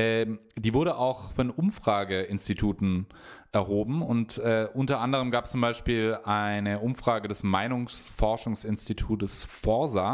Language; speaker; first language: German; native; German